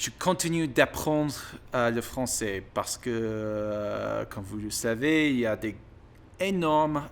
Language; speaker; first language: French; non-native, learner; English